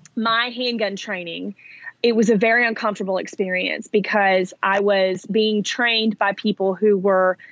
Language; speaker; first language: English; early bilingual, other home language; Italian